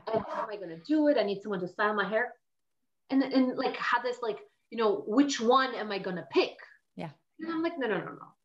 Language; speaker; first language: English; non-native, fluent; Polish